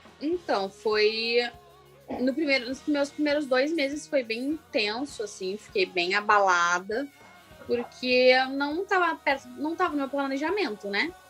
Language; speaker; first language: Portuguese; native; Portuguese